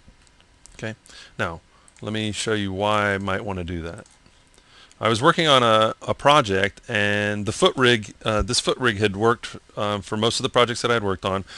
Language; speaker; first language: English; native; English